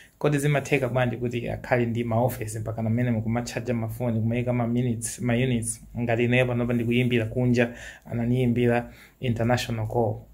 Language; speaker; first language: Nyanja; native; Nyanja